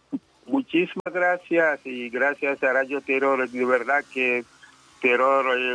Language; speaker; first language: Spanish; non-native, fluent; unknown